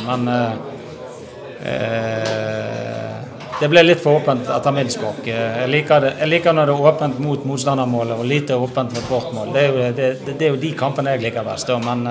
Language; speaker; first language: Norwegian; native; Norwegian